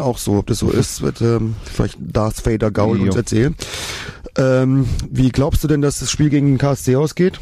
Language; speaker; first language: German; native; German